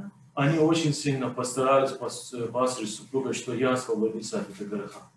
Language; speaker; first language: Russian; non-native, learner; Persian